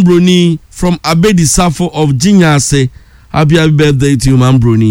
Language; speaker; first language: English; non-native, local second language; Akan